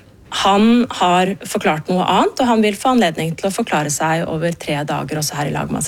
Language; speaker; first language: Norwegian; native; Norwegian